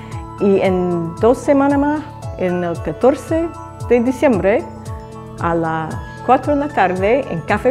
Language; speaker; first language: Spanish; non-native, learner; English